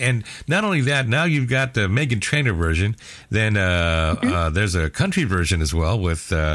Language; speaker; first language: English; native; English